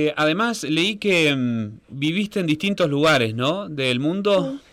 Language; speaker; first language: Spanish; native; Spanish